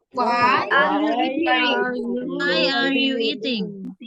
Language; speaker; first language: English; non-native, learner; Indonesian